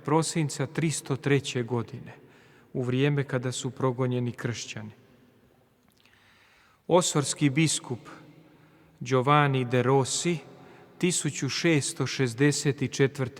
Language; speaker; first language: Croatian; native; Croatian